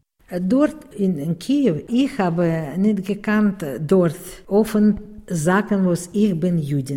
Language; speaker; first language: German; non-native, learner; Russian